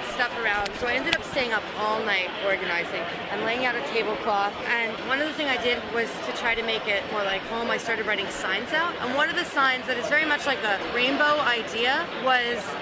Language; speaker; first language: English; native; English